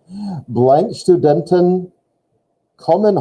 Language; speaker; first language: German; non-native, fluent; English